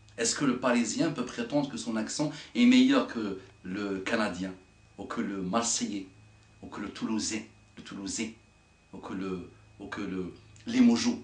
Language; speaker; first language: French; non-native, local second language; Arabic